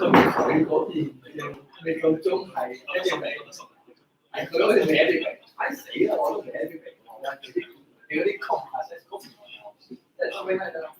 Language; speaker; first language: Chinese; native; Chinese